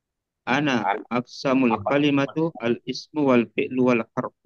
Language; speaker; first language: Arabic; non-native, learner; Indonesian